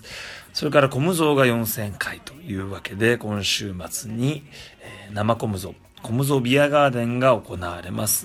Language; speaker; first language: Japanese; native; Japanese